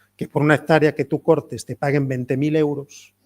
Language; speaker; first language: Spanish; non-native, local second language; Galician